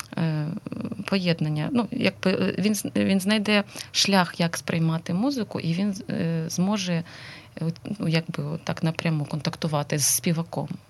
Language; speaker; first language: Ukrainian; non-native, local second language; Russian